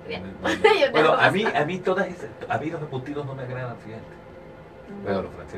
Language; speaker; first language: Spanish; native; Spanish